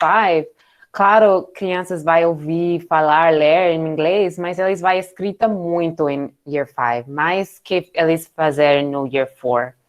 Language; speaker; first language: Portuguese; non-native, learner; English